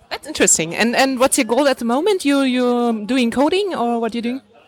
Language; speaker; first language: English; non-native, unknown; German